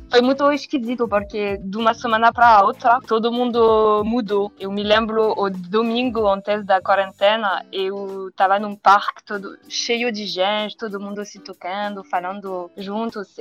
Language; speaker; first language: Portuguese; non-native, learner; French